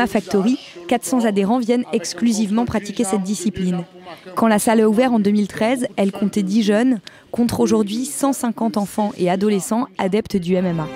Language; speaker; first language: French; native; French